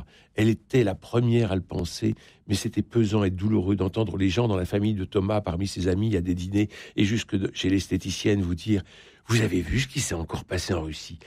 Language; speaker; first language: French; native; French